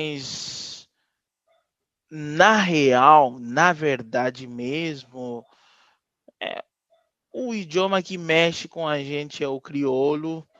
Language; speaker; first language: Portuguese; non-native, fluent; Haitian Creole